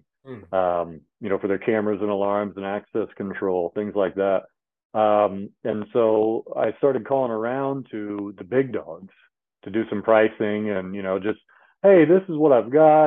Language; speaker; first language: English; native; English